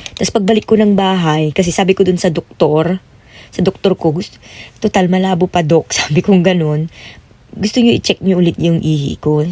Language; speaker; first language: Filipino; native; Filipino